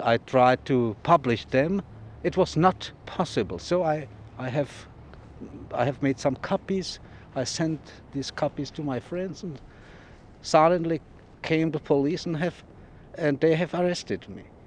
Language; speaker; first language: English; non-native, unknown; Czech